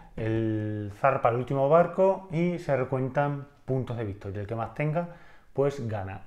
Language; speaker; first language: Spanish; native; Spanish